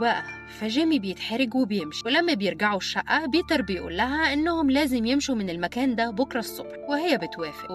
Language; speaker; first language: Arabic; native; Arabic